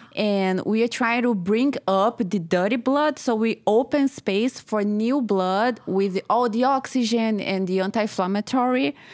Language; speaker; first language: English; non-native, fluent; Portuguese